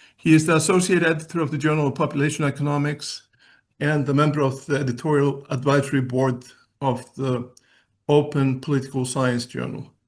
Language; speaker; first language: English; non-native, fluent; Icelandic